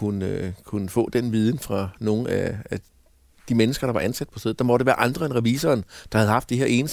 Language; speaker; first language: Danish; native; Danish